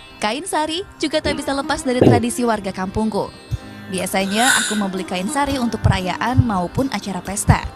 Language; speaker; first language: Indonesian; native; Indonesian